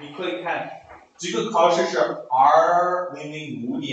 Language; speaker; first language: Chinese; non-native, learner; English